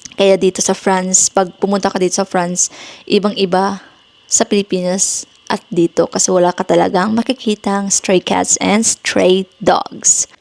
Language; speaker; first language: Filipino; non-native, local second language; Hiligaynon